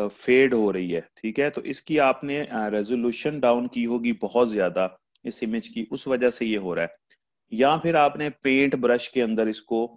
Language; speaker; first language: Urdu; non-native, local second language; Punjabi